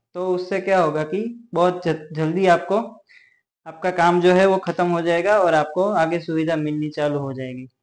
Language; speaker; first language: Hindi; non-native, local second language; Gujarati